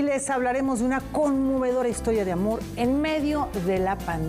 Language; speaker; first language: Spanish; native; Spanish